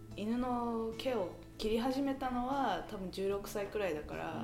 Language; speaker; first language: Japanese; early bilingual, heritage; English